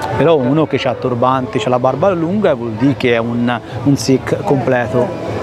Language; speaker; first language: Italian; early bilingual, other home language; Punjabi